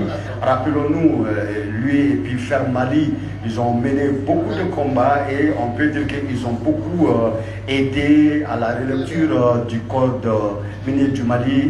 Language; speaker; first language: French; native; French